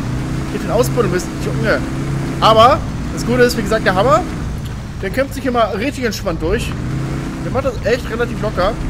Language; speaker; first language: German; native; German